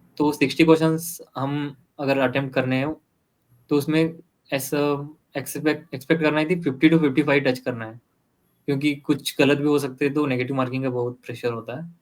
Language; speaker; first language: Hindi; non-native, local second language; Kannada